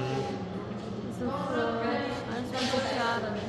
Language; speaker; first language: German; non-native, learner; Hiligaynon